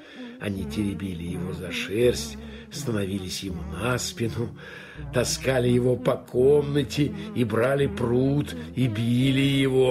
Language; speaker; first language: Russian; native; Russian